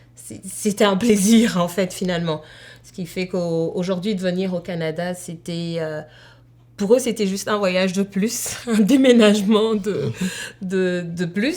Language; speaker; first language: French; native; French